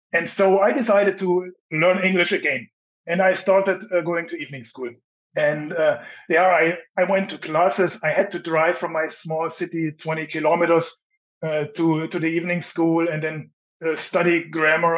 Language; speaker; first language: English; non-native, fluent; German